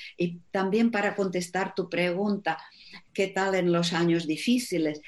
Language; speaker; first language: Spanish; non-native, fluent; Czech